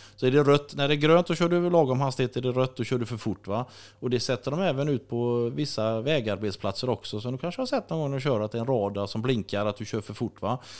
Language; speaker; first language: Swedish; native; Swedish